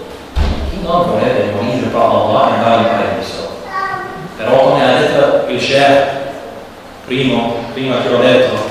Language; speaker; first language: Italian; non-native, learner; English